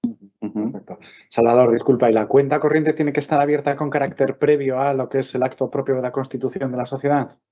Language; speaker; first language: Spanish; native; Spanish